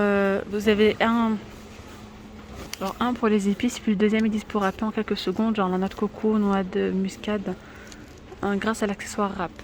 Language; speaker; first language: French; native; French